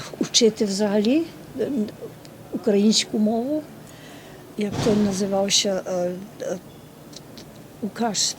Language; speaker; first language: Ukrainian; early bilingual, heritage; Ukrainian